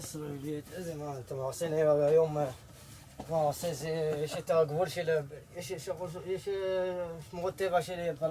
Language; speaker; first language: Hebrew; non-native, local second language; Arabic